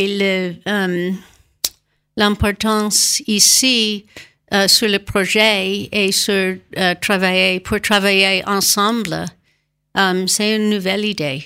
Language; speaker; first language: French; non-native, learner; English